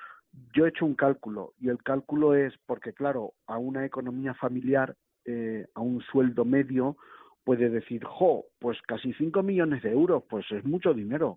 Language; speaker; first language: Spanish; native; Spanish